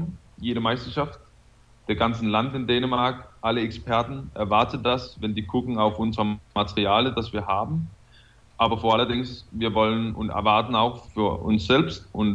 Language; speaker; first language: German; non-native, fluent; Danish